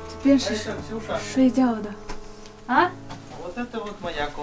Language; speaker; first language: Chinese; non-native, fluent; Russian